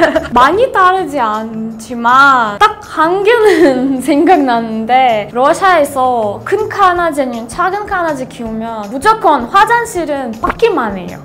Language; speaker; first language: Korean; non-native, fluent; Russian